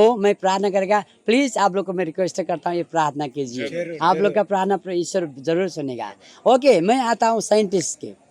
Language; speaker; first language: Hindi; non-native, learner; Nepali